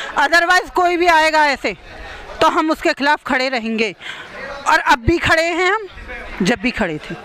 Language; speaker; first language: Hindi; native; Hindi